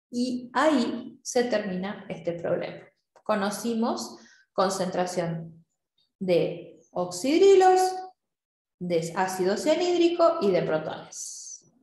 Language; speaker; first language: Spanish; native; Spanish